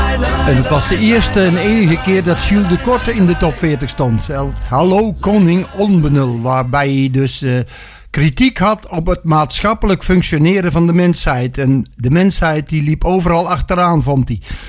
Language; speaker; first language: Dutch; native; Dutch